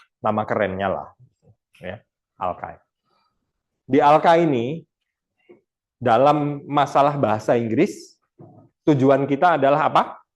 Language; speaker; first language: Indonesian; non-native, local second language; Achinese